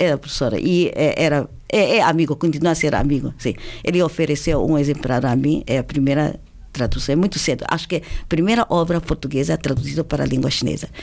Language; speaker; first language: Portuguese; non-native, fluent; Chinese